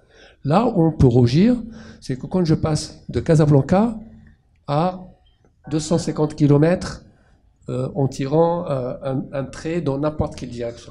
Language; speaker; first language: French; non-native, local second language; Arabic